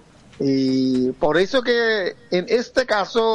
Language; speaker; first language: Spanish; non-native, fluent; Bangla